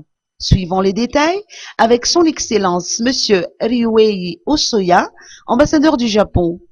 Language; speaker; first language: French; non-native, local second language; Malagasy